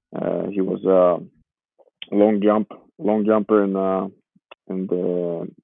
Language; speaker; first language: English; non-native, fluent; Georgian